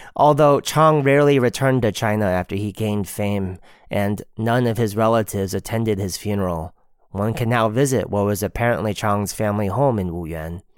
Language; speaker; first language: English; native; English